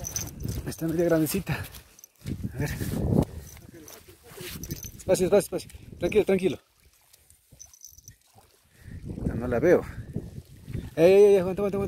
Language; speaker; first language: Spanish; native; Spanish